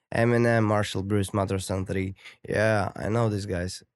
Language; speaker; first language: English; non-native, learner; Ukrainian